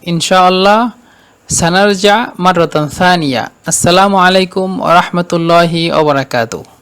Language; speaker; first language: Egyptian Arabic; non-native, fluent; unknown